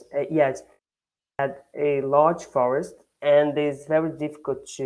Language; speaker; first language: English; non-native, learner; Portuguese